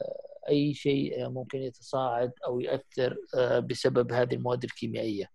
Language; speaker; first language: Arabic; native; Arabic